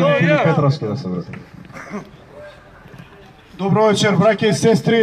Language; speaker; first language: Macedonian; native; Macedonian